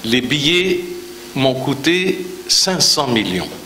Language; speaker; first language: French; non-native, local second language; Arabic